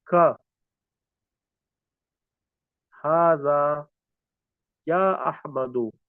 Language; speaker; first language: Arabic; non-native, fluent; Urdu